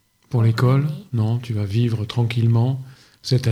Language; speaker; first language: French; native; French